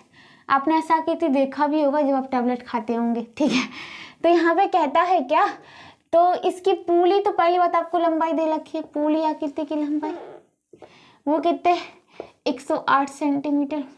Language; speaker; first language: Hindi; native; Hindi